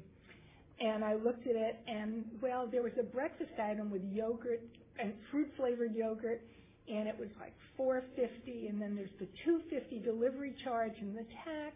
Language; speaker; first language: English; native; English